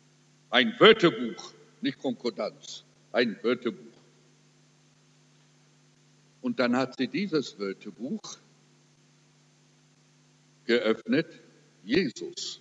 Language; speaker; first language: German; early bilingual, heritage; German